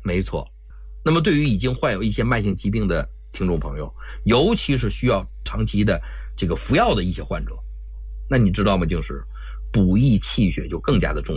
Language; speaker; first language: Chinese; native; Chinese